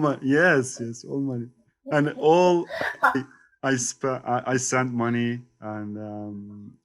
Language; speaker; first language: English; non-native, learner; Turkish